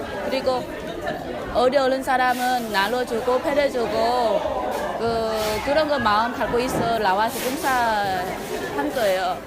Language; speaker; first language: Korean; non-native, learner; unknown